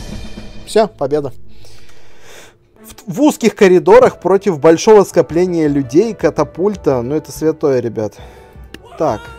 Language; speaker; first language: Russian; native; Russian